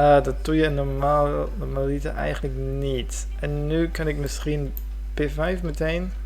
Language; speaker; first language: Dutch; non-native, fluent; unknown